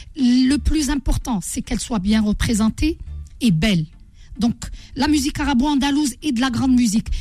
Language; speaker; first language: French; non-native, local second language; Arabic